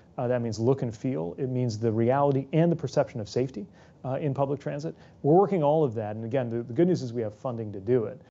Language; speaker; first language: English; native; English